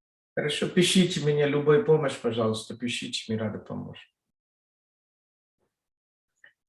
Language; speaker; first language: Russian; non-native, learner; Telugu